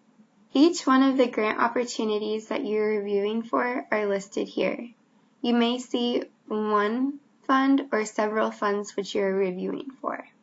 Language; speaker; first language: English; native; English